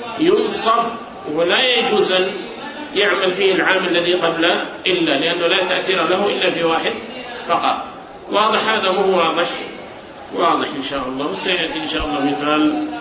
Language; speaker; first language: Arabic; native; Arabic